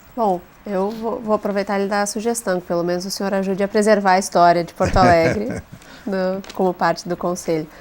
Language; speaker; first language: Portuguese; native; Portuguese